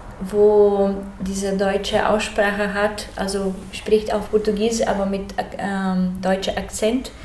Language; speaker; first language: German; early bilingual, heritage; German